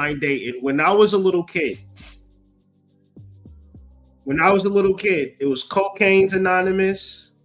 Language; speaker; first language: English; native; English